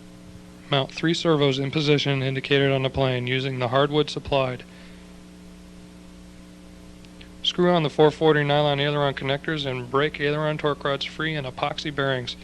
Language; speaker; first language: English; native; English